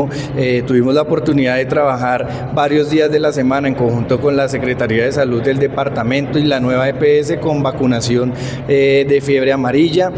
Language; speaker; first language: Spanish; native; Spanish